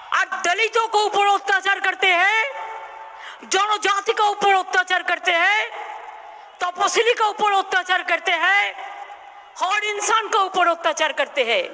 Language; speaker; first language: Hindi; non-native, local second language; Bangla